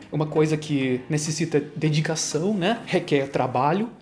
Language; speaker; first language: Portuguese; non-native, fluent; German